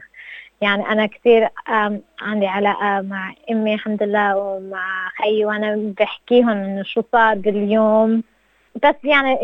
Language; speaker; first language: Arabic; early bilingual, heritage; Arabic